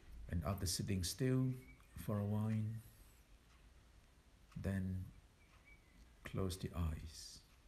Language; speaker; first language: English; non-native, fluent; Thai